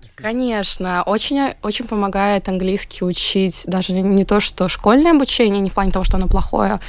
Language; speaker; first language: Russian; native; Russian